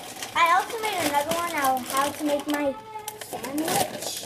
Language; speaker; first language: English; native; English